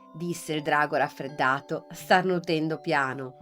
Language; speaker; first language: Italian; native; Italian